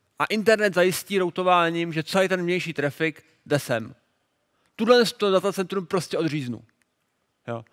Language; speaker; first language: Czech; native; Czech